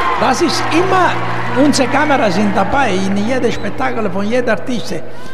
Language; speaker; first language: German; non-native, learner; Italian